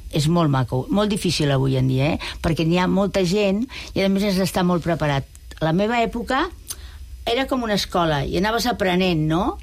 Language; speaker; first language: Catalan; non-native, local second language; Spanish